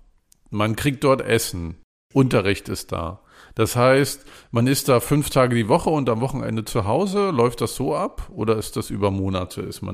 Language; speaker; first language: German; native; German